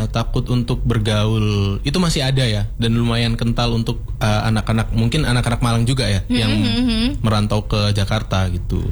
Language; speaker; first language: Indonesian; native; Indonesian